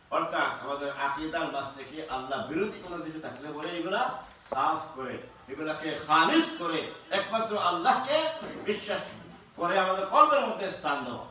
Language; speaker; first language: Bangla; native; Bangla